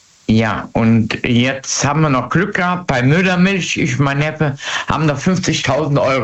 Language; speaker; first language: German; native; German